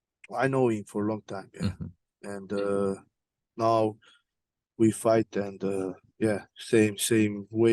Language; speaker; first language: English; non-native, learner; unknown